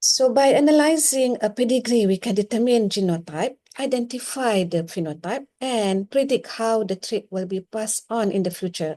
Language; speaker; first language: English; non-native, local second language; Malay